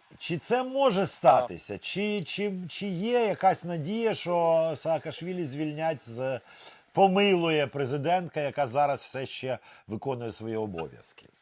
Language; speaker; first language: Ukrainian; native; Ukrainian